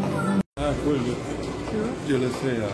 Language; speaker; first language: French; non-native, learner; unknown